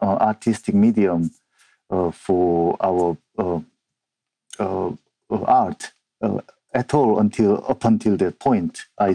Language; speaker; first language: English; non-native, fluent; Korean